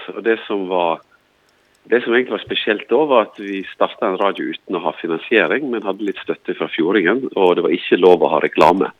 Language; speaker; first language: Norwegian; native; Norwegian